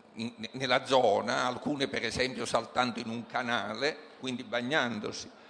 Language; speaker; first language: Italian; native; Italian